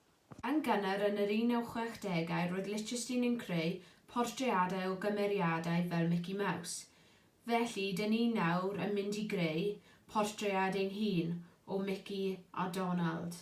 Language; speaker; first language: Welsh; non-native, local second language; English